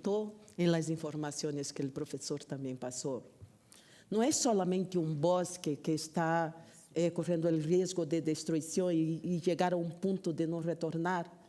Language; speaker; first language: Portuguese; non-native, learner; Spanish